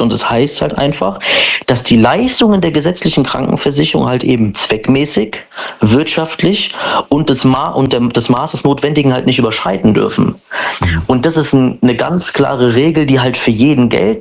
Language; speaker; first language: German; native; German